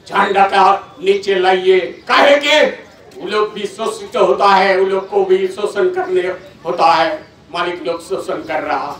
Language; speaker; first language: Hindi; non-native, local second language; Bangla